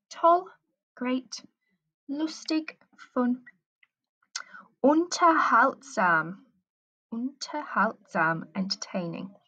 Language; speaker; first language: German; non-native, fluent; English